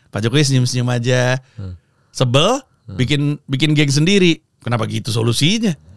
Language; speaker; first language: Indonesian; native; Indonesian